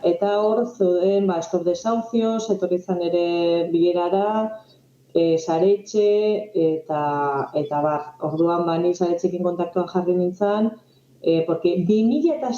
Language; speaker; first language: Basque; non-native, local second language; Spanish